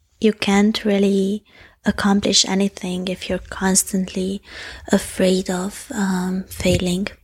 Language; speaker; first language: English; non-native, fluent; Hungarian